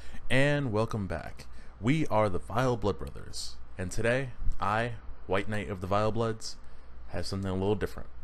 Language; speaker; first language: English; native; English